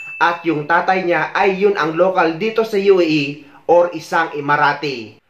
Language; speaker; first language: Filipino; native; Filipino